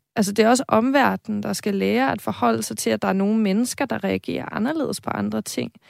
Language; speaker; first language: Danish; native; Danish